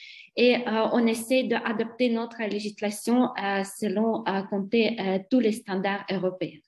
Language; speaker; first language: French; non-native, fluent; Ukrainian